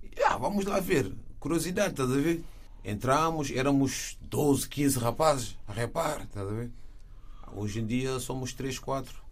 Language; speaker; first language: Portuguese; non-native, fluent; Wolof